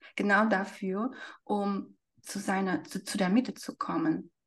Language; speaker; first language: German; non-native, fluent; Russian